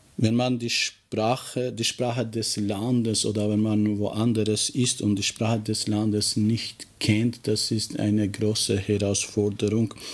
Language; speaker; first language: German; non-native, fluent; Albanian